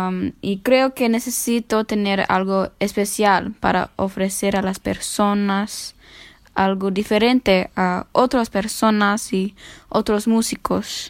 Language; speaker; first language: Spanish; non-native, fluent; English